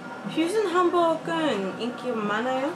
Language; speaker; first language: Korean; non-native, learner; English